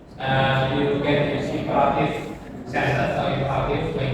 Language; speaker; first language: English; non-native, learner; Indonesian